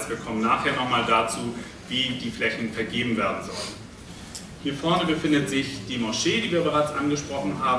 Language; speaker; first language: German; native; German